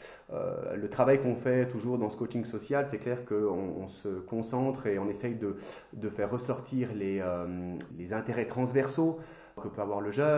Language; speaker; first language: French; native; French